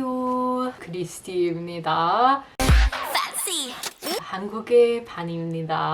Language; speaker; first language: Korean; non-native, learner; English